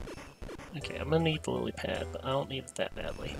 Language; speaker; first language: English; native; English